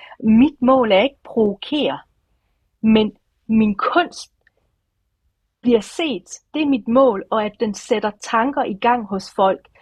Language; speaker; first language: Danish; early bilingual, other home language; Persian